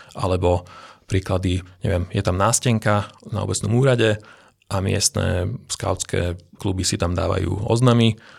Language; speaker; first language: Slovak; non-native, local second language; Hungarian